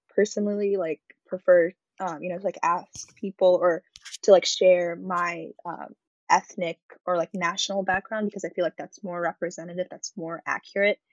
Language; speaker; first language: English; early bilingual, other home language; Arabic